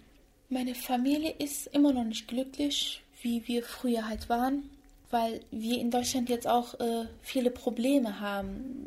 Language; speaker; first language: German; early bilingual, other home language; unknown